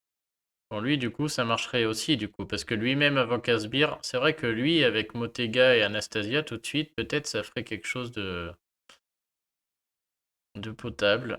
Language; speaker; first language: French; native; French